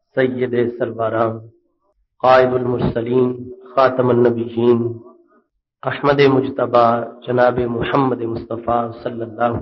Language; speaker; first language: Urdu; native; Urdu